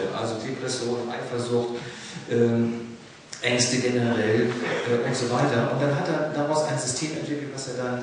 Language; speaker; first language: German; native; German